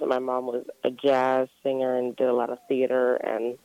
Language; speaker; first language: English; native; English